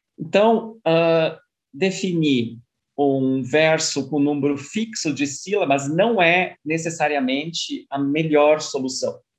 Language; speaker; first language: Portuguese; early bilingual, other home language; German